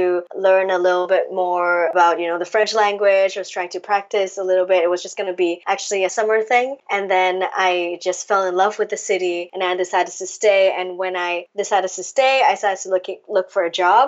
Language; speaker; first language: English; non-native, local second language; Cantonese